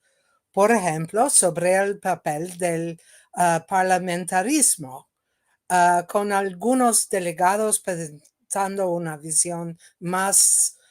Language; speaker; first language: Spanish; non-native, fluent; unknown